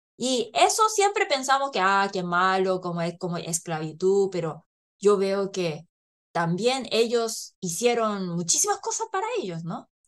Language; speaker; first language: Spanish; non-native, fluent; Korean